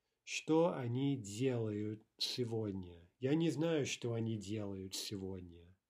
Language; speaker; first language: Russian; non-native, fluent; English